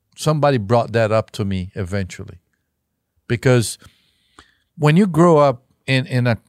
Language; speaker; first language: English; non-native, fluent; Portuguese